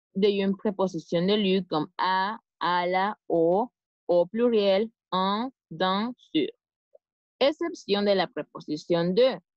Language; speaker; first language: French; non-native, fluent; Spanish